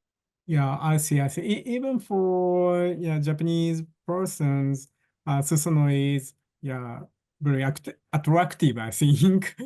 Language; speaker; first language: English; non-native, fluent; Japanese